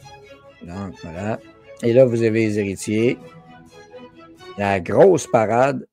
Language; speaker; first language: French; native; French